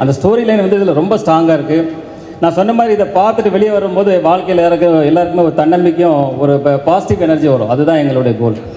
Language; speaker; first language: Tamil; native; Tamil